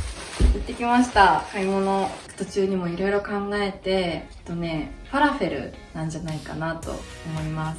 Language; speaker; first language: Japanese; native; Japanese